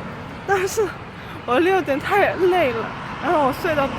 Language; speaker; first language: Chinese; early bilingual, heritage; Chinese